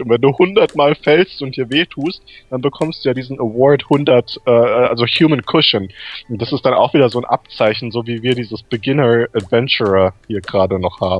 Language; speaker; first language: German; native; German